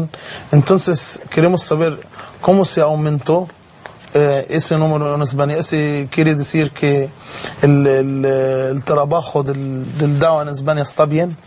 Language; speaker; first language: Spanish; non-native, fluent; Arabic